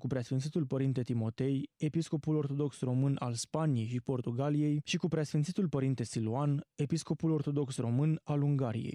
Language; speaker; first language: Romanian; native; Romanian